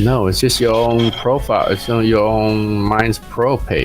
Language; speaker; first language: English; native; English